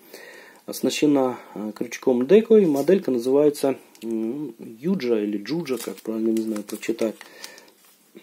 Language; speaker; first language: Russian; native; Russian